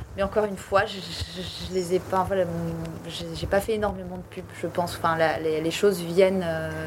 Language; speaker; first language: French; native; French